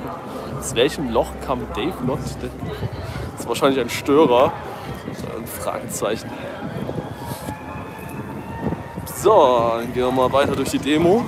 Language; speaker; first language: German; native; German